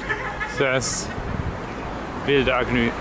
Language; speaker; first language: French; non-native, learner; German